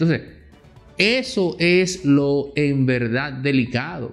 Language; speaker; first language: Spanish; native; Spanish